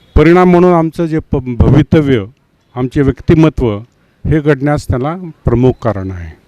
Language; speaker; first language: Marathi; non-native, local second language; Lambadi